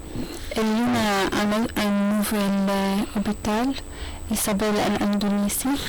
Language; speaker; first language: French; non-native, learner; Arabic